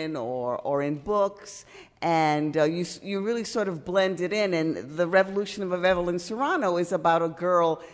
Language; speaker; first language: English; early bilingual, other home language; Spanish